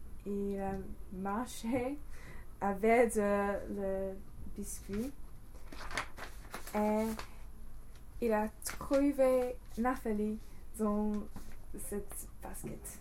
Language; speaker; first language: French; non-native, learner; English